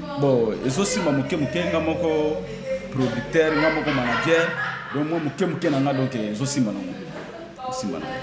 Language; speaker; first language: Lingala; native; Lingala